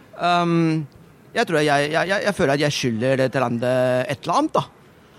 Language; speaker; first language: Norwegian; non-native, fluent; Spanish